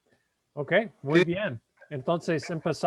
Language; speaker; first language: Spanish; non-native, fluent; English